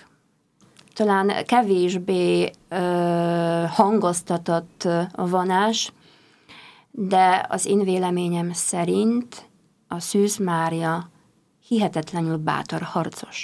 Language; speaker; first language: Hungarian; non-native, fluent; Polish